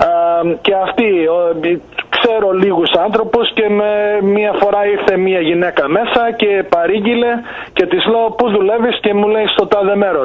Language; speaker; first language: Greek; early bilingual, heritage; Greek